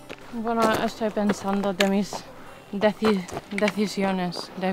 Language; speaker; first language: Spanish; non-native, fluent; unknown